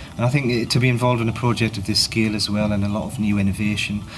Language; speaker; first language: English; native; English